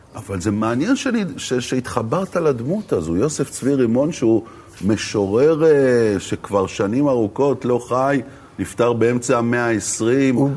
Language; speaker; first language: Hebrew; native; Hebrew